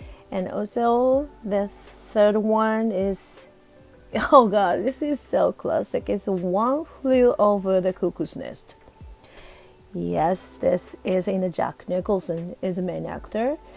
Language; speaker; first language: English; non-native, fluent; Japanese